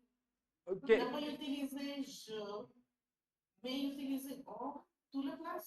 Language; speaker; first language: French; non-native, learner; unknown